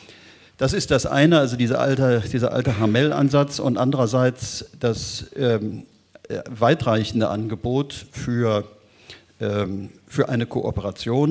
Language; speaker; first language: German; native; German